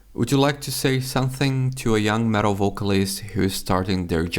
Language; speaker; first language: English; non-native, fluent; Finnish